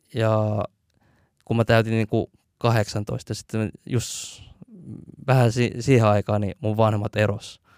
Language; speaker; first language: Finnish; early bilingual, other home language; Vietnamese